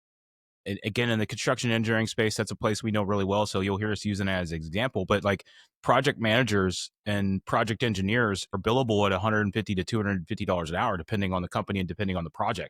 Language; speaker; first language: English; native; English